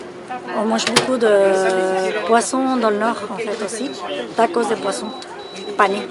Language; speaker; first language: French; non-native, fluent; Spanish